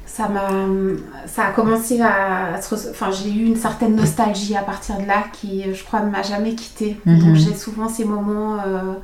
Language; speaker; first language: French; native; French